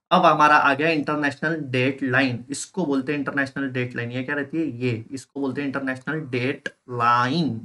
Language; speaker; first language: Hindi; native; Hindi